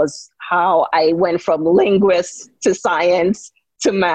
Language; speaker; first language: English; non-native, local second language; Yoruba